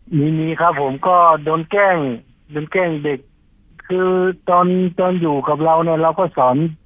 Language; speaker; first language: Thai; native; Thai